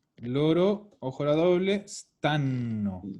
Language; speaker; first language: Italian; non-native, fluent; Spanish